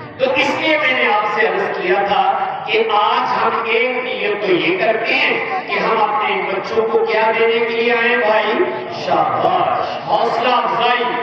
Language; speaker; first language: Urdu; non-native, local second language; Punjabi